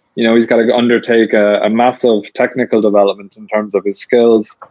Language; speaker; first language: English; native; English